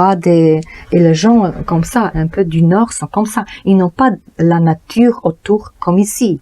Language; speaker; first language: French; non-native, learner; Polish